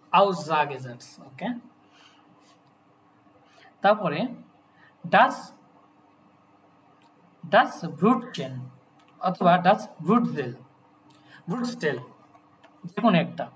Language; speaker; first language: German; non-native, fluent; Bangla